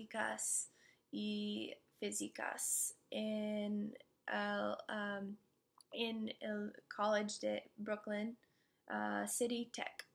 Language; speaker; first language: Spanish; non-native, learner; English